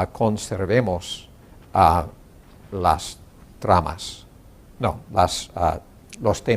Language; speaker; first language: Spanish; non-native, learner; English